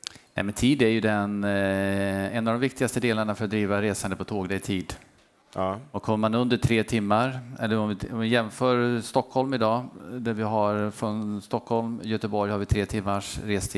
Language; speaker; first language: Swedish; native; Swedish